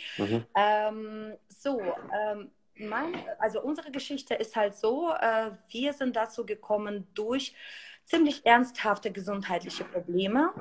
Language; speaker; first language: German; non-native, fluent; Russian